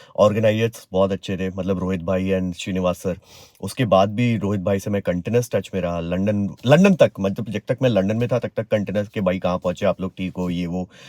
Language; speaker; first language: Hindi; native; Hindi